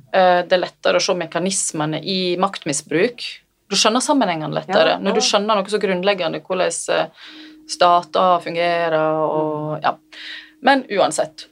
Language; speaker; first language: Norwegian; native; Norwegian